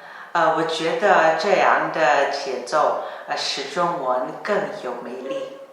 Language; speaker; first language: Chinese; non-native, learner; Korean